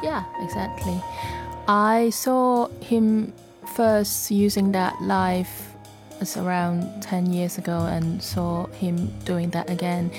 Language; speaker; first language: English; non-native, fluent; Chinese